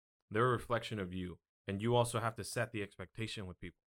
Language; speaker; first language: English; early bilingual, other home language; Spanish